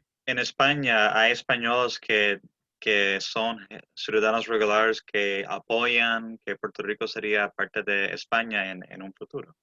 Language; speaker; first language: Spanish; early bilingual, heritage; Spanish